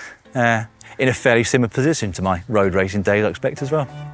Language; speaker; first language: English; native; English